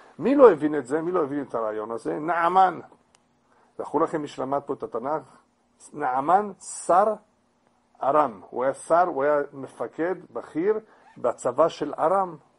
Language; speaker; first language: Hebrew; non-native, fluent; English